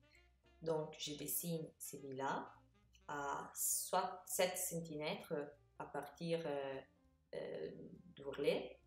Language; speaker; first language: French; non-native, fluent; Italian